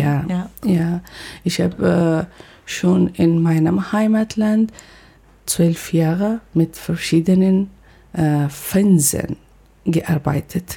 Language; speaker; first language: German; non-native, learner; Persian